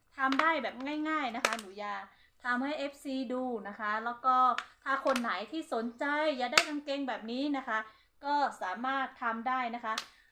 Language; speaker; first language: Thai; non-native, local second language; Hmong